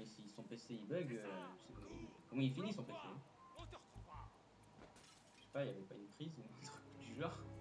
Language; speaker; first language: French; native; French